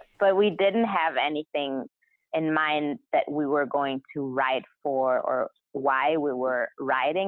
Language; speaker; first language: English; non-native, fluent; German